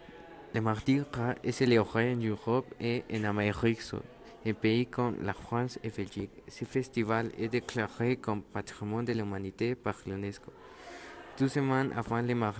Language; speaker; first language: French; non-native, learner; Spanish